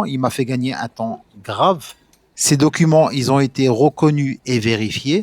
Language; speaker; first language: French; native; French